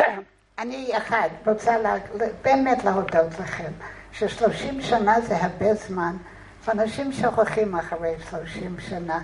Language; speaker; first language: Hebrew; non-native, fluent; English